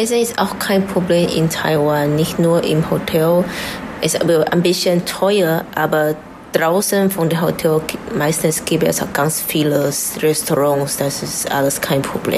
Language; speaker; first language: German; non-native, learner; Chinese